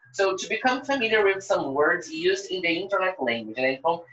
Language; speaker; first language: English; non-native, fluent; Portuguese